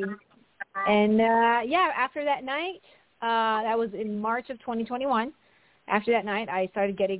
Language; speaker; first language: English; non-native, local second language; Filipino